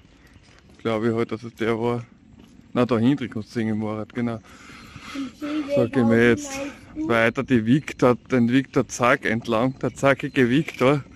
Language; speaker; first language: German; native; German